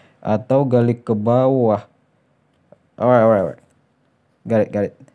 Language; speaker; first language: English; non-native, learner; Indonesian